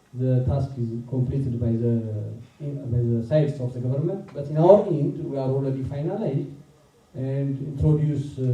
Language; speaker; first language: English; non-native, local second language; Amharic